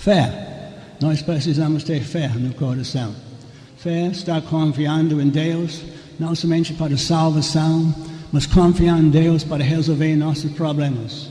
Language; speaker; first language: Portuguese; non-native, fluent; English